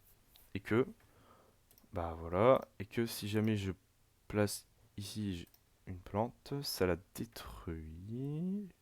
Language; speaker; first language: French; native; French